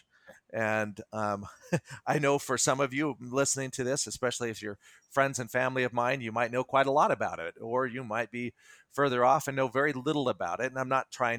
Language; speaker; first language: English; native; English